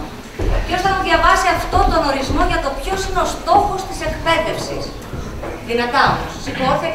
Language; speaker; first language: Greek; native; Greek